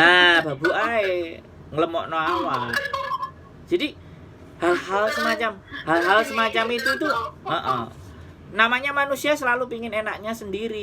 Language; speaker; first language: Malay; non-native, local second language; Javanese